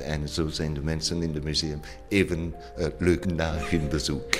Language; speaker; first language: Dutch; non-native, learner; French